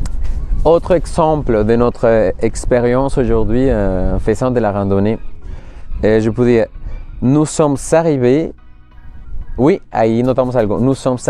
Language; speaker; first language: French; non-native, fluent; Spanish